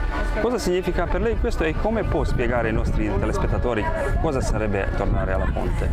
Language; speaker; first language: Italian; non-native, fluent; Croatian